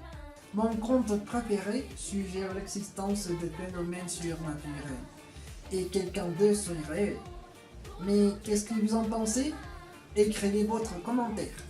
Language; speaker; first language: French; non-native, fluent; Spanish